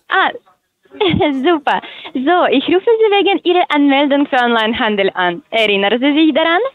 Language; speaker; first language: German; non-native, learner; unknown